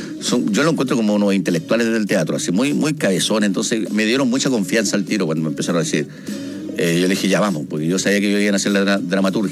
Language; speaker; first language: Spanish; native; Spanish